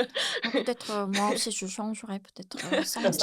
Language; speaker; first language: French; non-native, fluent; Korean